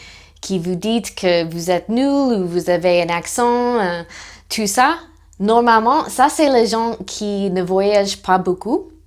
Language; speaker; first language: French; non-native, fluent; English